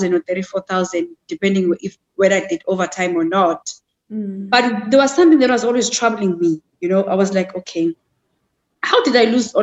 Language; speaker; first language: English; non-native, local second language; Zulu